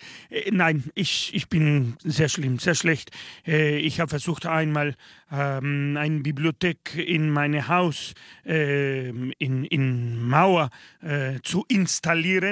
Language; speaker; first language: German; non-native, fluent; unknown